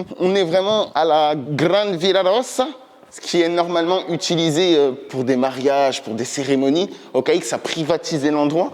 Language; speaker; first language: French; native; French